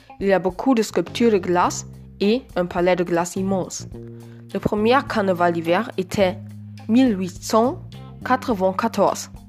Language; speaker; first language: French; non-native, learner; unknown